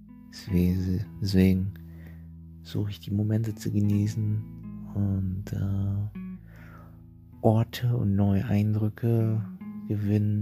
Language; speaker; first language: German; native; German